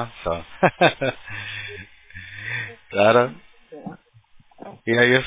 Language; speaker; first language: Spanish; early bilingual, heritage; Spanish